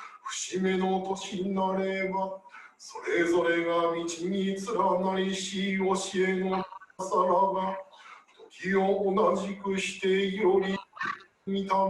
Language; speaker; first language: Japanese; native; Japanese